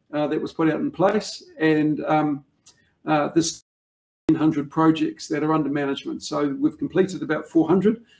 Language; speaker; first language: English; native; English